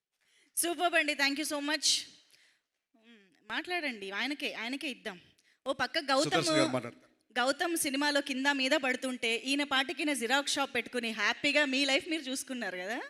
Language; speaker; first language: Telugu; native; Telugu